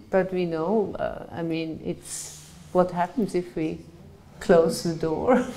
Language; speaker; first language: English; non-native, fluent; German